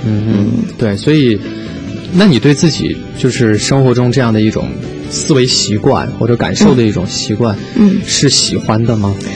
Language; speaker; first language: Chinese; native; Chinese